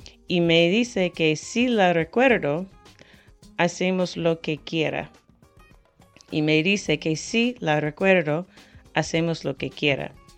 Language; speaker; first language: Spanish; non-native, fluent; English